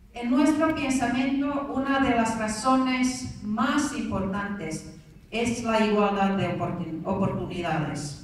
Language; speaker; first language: Spanish; non-native, fluent; Finnish